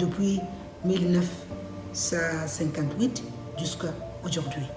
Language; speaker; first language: French; non-native, learner; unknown